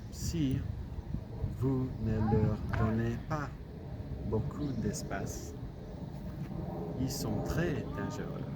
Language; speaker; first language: French; non-native, learner; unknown